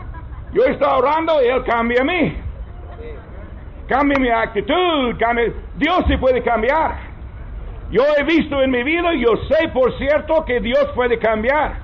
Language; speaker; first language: Spanish; non-native, fluent; English